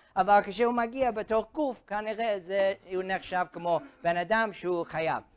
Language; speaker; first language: Hebrew; non-native, fluent; English